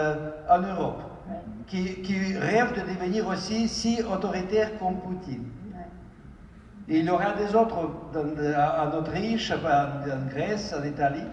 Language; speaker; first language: French; non-native, fluent; Ukrainian